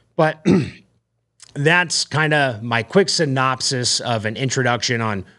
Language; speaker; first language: English; native; English